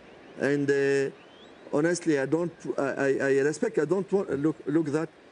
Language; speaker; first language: English; non-native, learner; French